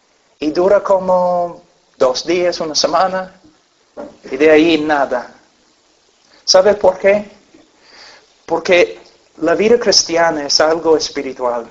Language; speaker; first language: Spanish; non-native, fluent; English